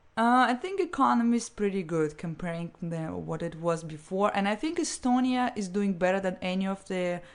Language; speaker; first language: English; non-native, fluent; Russian